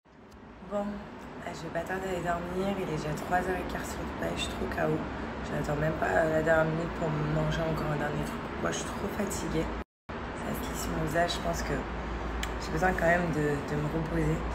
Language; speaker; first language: French; native; French